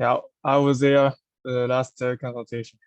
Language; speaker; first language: English; non-native, learner; Chinese